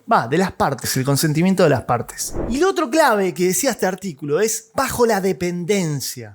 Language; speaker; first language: Spanish; native; Spanish